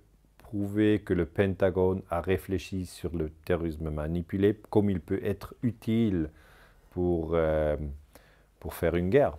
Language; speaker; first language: French; non-native, local second language; German